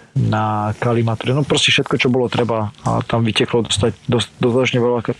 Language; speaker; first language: Slovak; early bilingual, other home language; Ukrainian